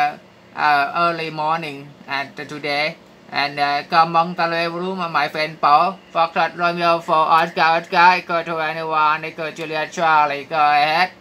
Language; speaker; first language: English; non-native, learner; Thai